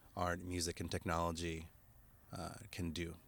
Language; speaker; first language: English; native; English